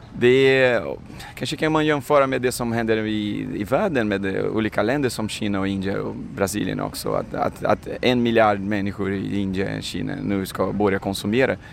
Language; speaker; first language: Swedish; non-native, fluent; Portuguese